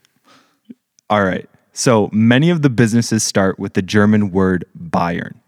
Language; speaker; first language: English; native; English